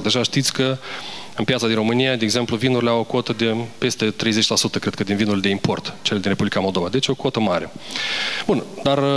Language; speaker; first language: Romanian; native; Romanian